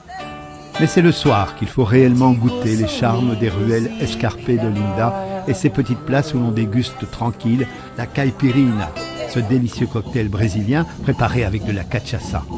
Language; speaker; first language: French; native; French